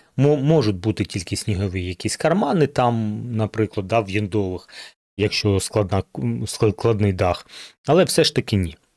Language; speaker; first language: Ukrainian; non-native, local second language; Russian